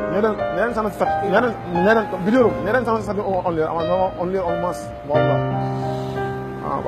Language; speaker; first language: Turkish; non-native, learner; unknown